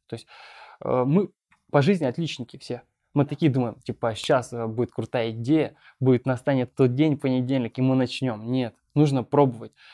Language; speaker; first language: Russian; non-native, local second language; Bashkir